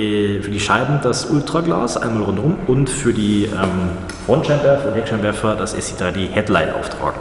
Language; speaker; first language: German; native; German